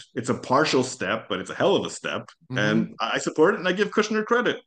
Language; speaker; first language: English; non-native, fluent; Hebrew